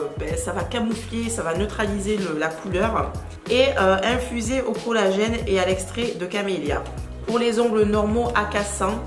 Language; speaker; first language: French; native; French